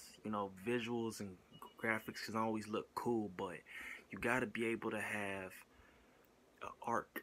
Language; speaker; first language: English; native; English